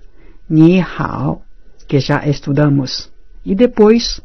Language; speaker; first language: Portuguese; non-native, fluent; Chinese